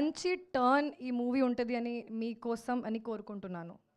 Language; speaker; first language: Telugu; non-native, learner; Hindi